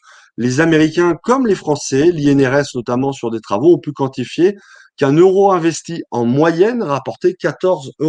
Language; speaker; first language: French; native; French